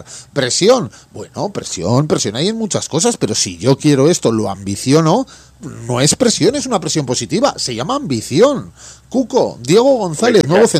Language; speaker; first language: Spanish; native; Spanish